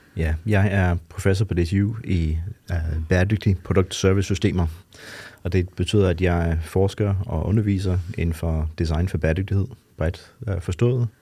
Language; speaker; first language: Danish; non-native, fluent; English